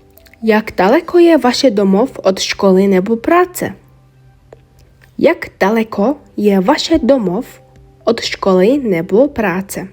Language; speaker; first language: Czech; non-native, learner; Mongolian